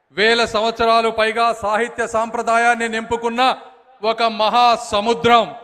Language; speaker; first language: Telugu; native; Telugu